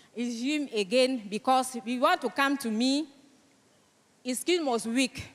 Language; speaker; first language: English; non-native, local second language; French